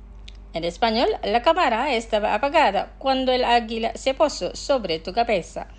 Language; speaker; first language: Spanish; non-native, fluent; Indonesian